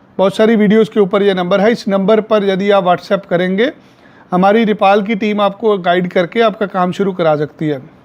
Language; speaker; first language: Hindi; non-native, local second language; Punjabi